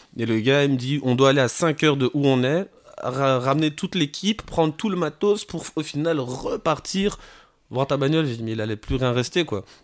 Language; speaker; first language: French; native; French